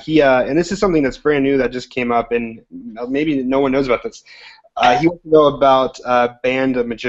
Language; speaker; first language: English; native; English